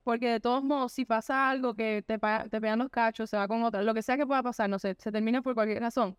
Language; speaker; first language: Spanish; native; Spanish